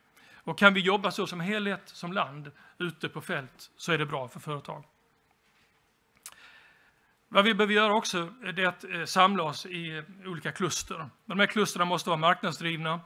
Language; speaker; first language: Swedish; native; Swedish